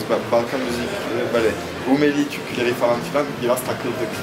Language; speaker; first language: Turkish; non-native, fluent; French